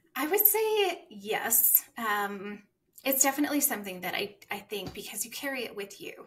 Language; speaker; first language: English; native; English